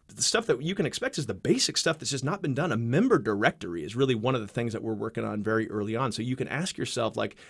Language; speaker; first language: English; native; English